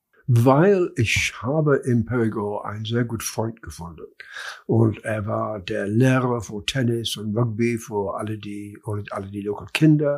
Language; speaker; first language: German; non-native, learner; English